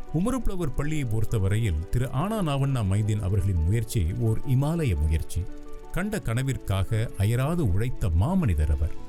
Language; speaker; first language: Tamil; native; Tamil